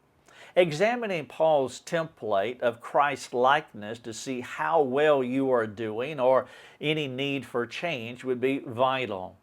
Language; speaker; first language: English; native; English